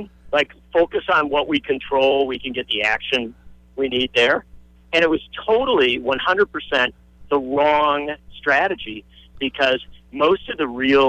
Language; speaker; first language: English; native; English